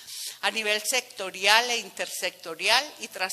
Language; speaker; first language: Spanish; native; Spanish